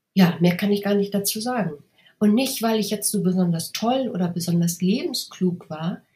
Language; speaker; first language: German; native; German